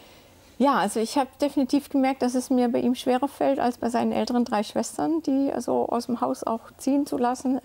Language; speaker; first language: German; native; German